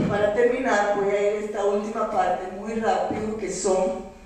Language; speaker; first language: Spanish; native; Spanish